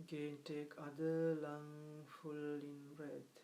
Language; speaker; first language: English; non-native, local second language; Sinhala